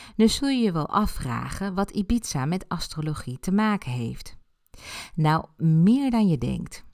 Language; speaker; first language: Dutch; early bilingual, other home language; Spanish